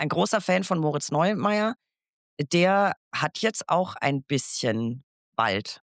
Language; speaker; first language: German; native; German